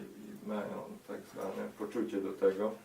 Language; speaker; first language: Polish; early bilingual, heritage; Polish